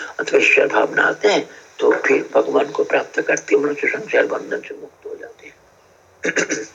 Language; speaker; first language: Hindi; native; Hindi